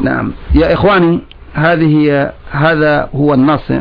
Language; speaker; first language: Arabic; non-native, fluent; Indonesian